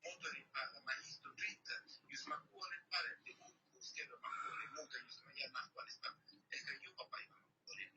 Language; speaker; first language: Finnish; non-native, learner; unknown